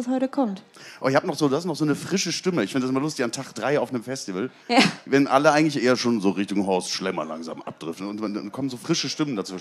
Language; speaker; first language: German; native; German